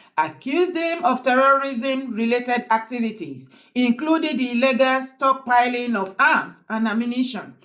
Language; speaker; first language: English; non-native, local second language; Yoruba